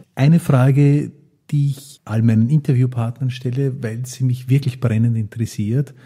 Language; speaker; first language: German; native; German